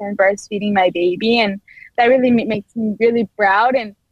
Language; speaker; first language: English; non-native, fluent; Spanish